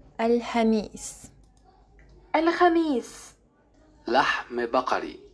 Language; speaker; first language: Arabic; non-native, learner; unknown